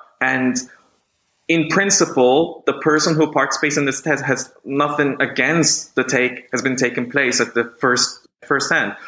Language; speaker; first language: English; non-native, fluent; Turkish